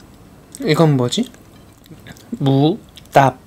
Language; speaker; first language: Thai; non-native, learner; Korean